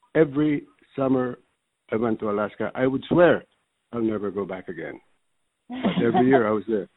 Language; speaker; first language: English; early bilingual, other home language; Filipino